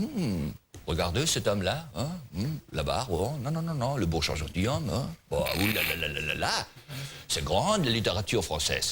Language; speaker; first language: French; non-native, learner; German